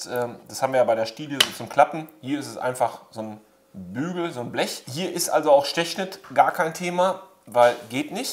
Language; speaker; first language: German; native; German